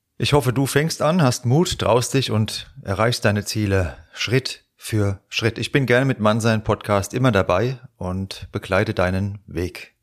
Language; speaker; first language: German; native; German